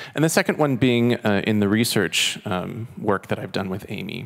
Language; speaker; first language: English; non-native, fluent; Chinese